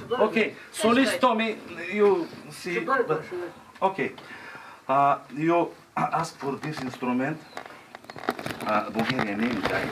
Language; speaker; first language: English; non-native, learner; Bulgarian